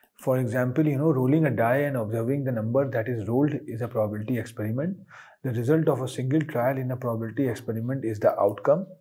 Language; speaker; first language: English; non-native, local second language; Hindi